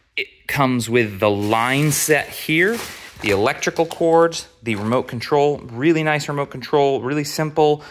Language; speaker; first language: English; native; English